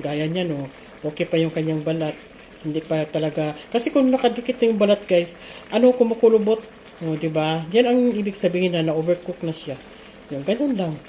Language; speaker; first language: Filipino; non-native, local second language; Cebuano